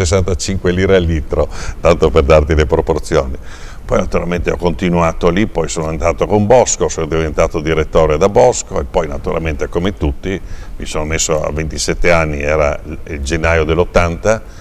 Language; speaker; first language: Italian; native; Italian